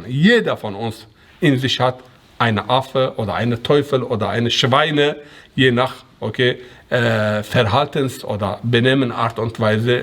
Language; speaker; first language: German; non-native, learner; Persian